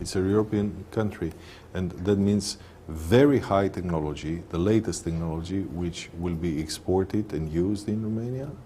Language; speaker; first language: English; non-native, fluent; Romanian